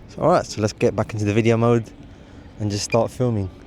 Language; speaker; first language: English; native; English